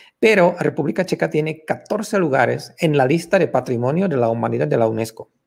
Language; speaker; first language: Spanish; non-native, fluent; Czech